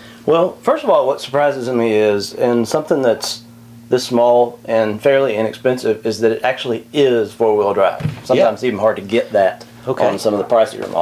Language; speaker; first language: English; native; English